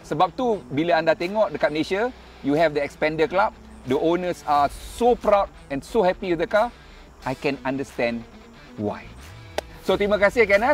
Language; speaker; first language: English; non-native, local second language; Malay